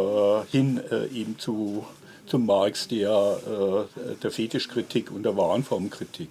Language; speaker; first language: German; native; German